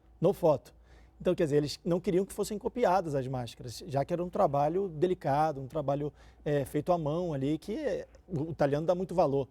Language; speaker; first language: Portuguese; native; Portuguese